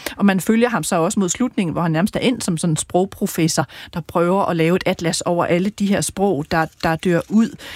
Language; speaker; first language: Danish; native; Danish